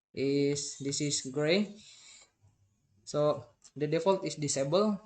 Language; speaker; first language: English; non-native, learner; Indonesian